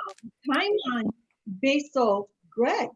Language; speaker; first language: Spanish; non-native, learner; English